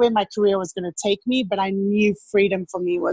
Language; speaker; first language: English; native; English